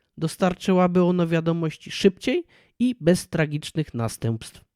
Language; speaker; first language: Polish; native; Polish